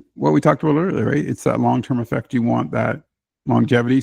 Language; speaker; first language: English; native; English